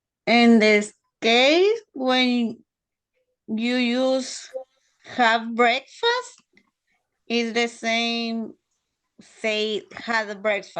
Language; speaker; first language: English; non-native, learner; Spanish